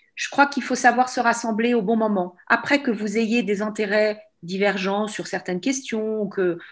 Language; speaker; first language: French; native; French